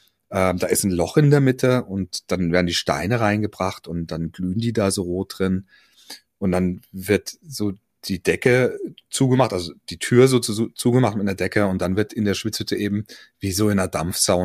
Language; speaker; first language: German; native; German